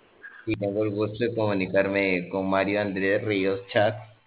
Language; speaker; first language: Spanish; native; Spanish